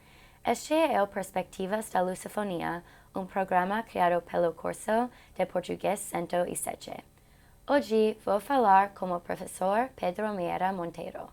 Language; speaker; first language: Portuguese; non-native, learner; English